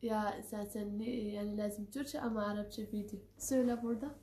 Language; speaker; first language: Turkish; non-native, learner; Arabic